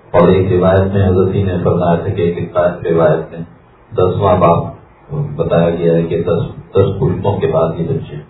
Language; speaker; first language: Urdu; native; Urdu